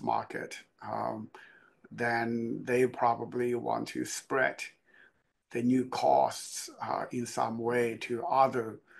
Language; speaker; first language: English; non-native, fluent; Chinese